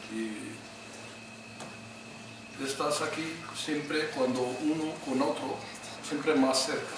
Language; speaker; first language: Spanish; non-native, learner; Urdu